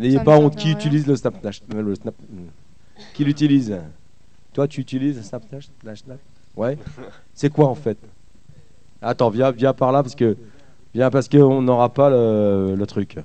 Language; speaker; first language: French; native; French